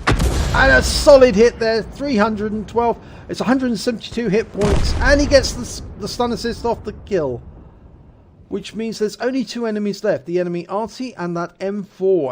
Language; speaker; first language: English; native; English